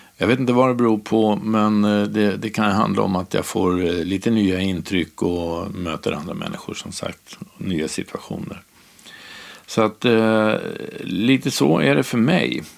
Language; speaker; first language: Swedish; native; Swedish